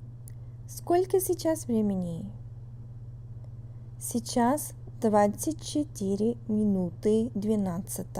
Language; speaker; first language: Russian; non-native, fluent; English